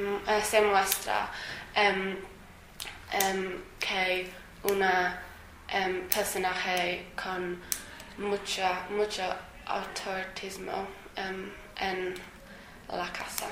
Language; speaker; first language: Spanish; non-native, learner; English